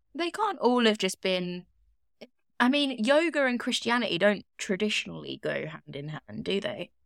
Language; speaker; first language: English; native; English